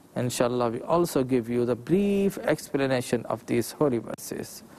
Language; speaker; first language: English; non-native, local second language; Urdu